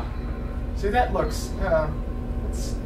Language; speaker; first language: English; native; English